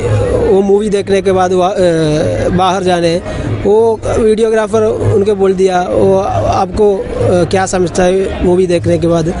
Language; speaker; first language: Hindi; non-native, local second language; Malayalam